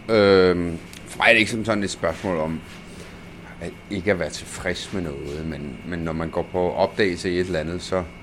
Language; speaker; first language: Danish; early bilingual, other home language; Italian